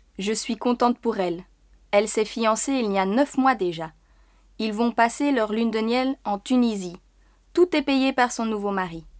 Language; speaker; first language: French; native; French